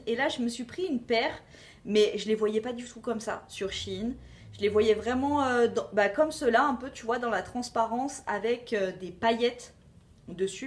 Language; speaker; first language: French; native; French